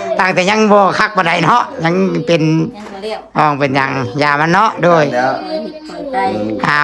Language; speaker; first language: Thai; non-native, local second language; Lao